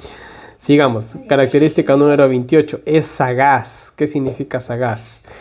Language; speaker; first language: Spanish; native; Spanish